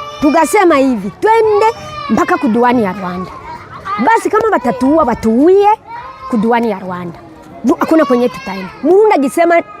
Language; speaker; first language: Swahili; native; Swahili